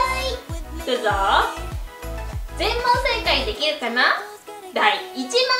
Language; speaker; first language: Japanese; native; Japanese